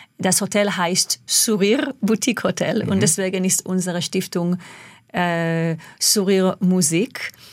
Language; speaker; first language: German; non-native, fluent; Hebrew